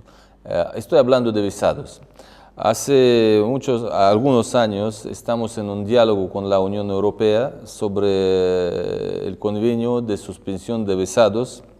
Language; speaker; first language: Spanish; non-native, fluent; Russian